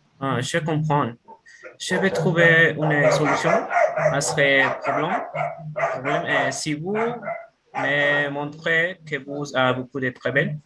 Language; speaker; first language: French; non-native, learner; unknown